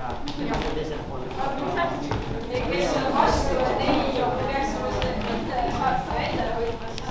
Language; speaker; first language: Estonian; native; Estonian